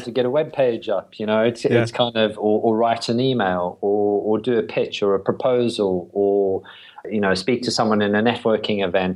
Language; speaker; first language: English; native; English